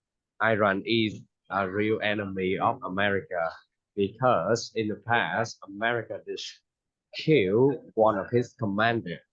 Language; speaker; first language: English; non-native, fluent; Vietnamese